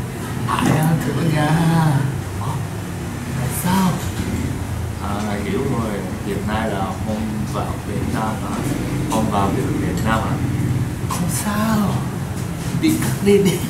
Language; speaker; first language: Vietnamese; non-native, learner; Japanese